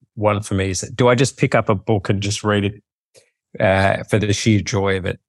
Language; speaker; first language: English; native; English